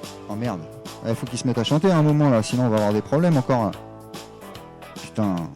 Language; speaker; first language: French; native; French